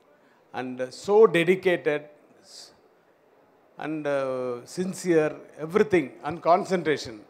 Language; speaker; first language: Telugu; non-native, fluent; Tamil